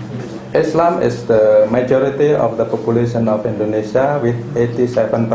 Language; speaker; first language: English; non-native, fluent; Indonesian